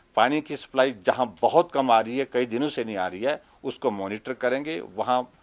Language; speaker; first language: Hindi; native; Hindi